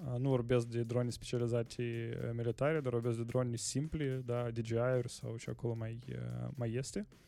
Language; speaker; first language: Romanian; non-native, local second language; Russian